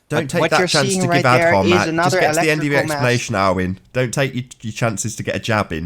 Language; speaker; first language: English; native; English